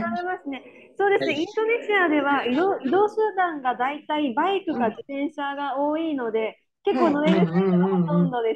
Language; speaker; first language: Japanese; native; Japanese